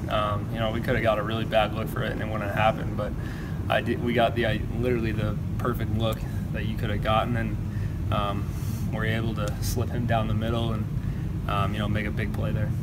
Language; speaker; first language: English; native; English